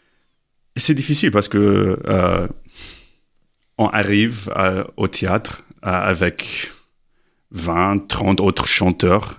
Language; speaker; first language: French; non-native, learner; English